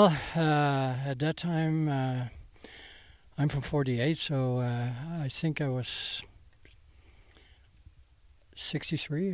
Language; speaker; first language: English; non-native, fluent; Dutch